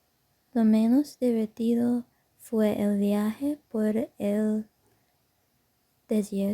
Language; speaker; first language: Spanish; non-native, learner; English